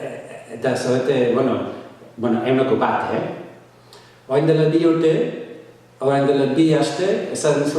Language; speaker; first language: Basque; non-native, learner; English